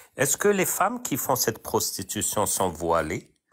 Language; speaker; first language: French; non-native, local second language; Arabic